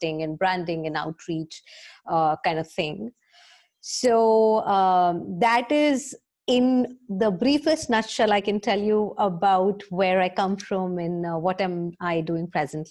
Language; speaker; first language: English; non-native, local second language; Hindi